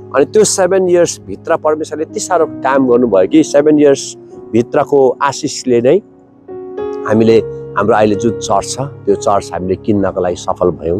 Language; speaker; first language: Nepali; native; Nepali